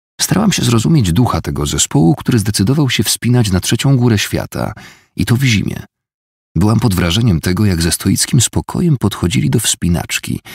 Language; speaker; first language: Polish; native; Polish